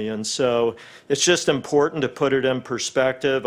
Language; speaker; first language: English; native; English